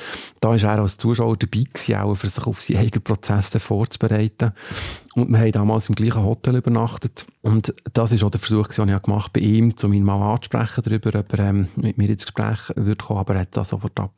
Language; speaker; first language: German; native; German